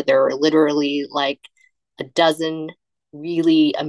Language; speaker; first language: English; native; English